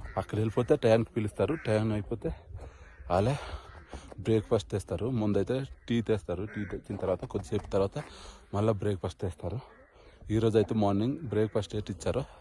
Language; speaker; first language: Telugu; native; Telugu